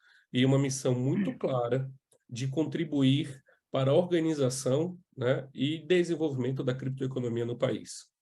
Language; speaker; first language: Portuguese; native; Portuguese